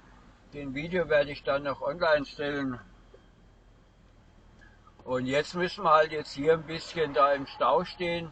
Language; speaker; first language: German; native; German